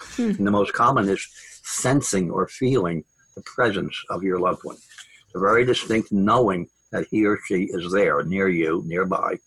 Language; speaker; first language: English; native; English